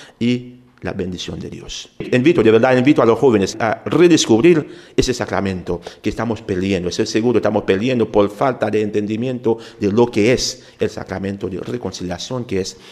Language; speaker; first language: Spanish; non-native, fluent; Haitian Creole